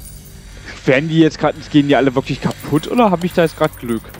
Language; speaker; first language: German; native; German